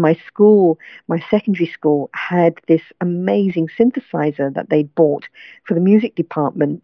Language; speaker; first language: English; native; English